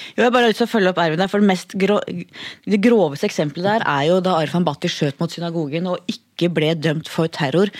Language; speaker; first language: Norwegian; native; Norwegian